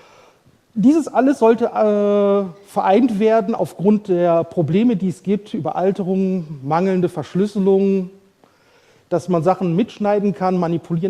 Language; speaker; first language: German; native; German